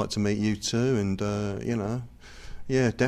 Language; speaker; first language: English; native; English